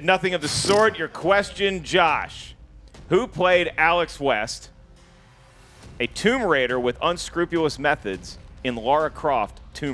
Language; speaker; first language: English; native; English